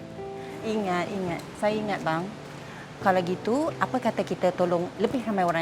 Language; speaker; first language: Malay; native; Malay